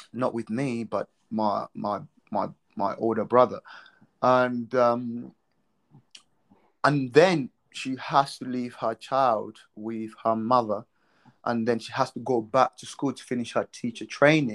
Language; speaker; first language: English; non-native, local second language; Nyanja